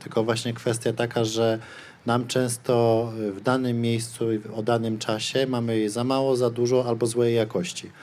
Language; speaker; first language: Polish; native; Polish